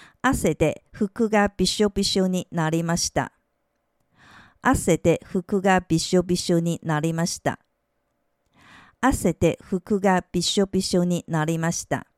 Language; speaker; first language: Japanese; non-native, fluent; Chinese